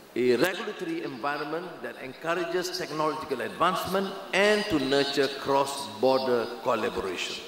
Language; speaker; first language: English; non-native, local second language; Malay